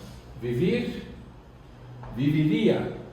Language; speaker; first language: Spanish; non-native, learner; English